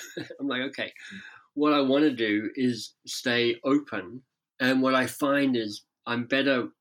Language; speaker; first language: English; native; English